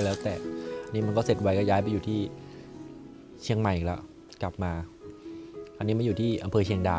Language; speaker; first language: Thai; early bilingual, other home language; Shan